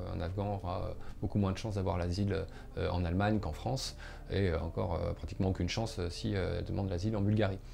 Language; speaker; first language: French; native; French